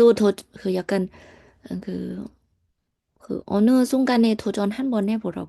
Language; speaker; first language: Korean; non-native, learner; Thai